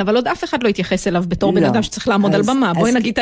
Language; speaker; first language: Hebrew; native; Hebrew